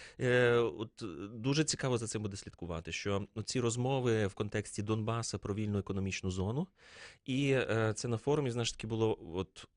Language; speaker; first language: Ukrainian; native; Ukrainian